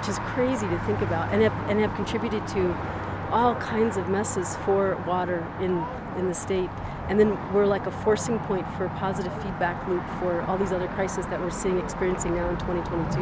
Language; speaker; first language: English; native; English